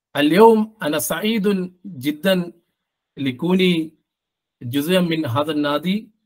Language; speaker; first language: Arabic; non-native, learner; Malayalam